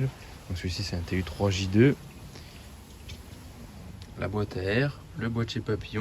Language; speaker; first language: French; native; French